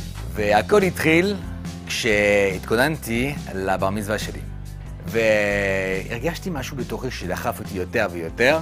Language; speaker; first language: Hebrew; non-native, fluent; French